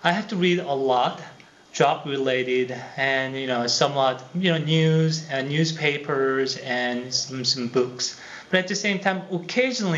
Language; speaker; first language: English; non-native, fluent; Korean